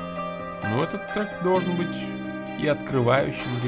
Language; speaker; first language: Russian; native; Russian